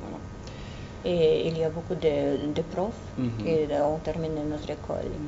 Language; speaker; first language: French; non-native, fluent; Russian